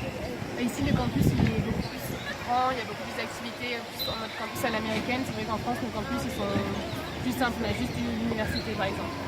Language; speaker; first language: French; native; French